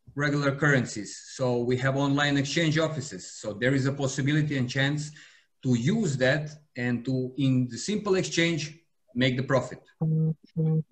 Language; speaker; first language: English; non-native, fluent; Serbian